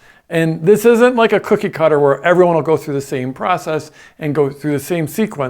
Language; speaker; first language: English; native; English